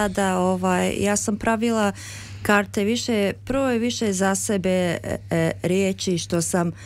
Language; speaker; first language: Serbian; early bilingual, heritage; Serbian